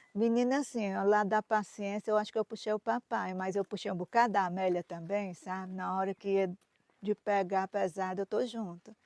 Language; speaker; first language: Portuguese; native; Portuguese